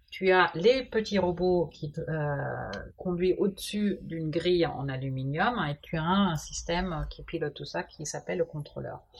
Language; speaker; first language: French; non-native, fluent; German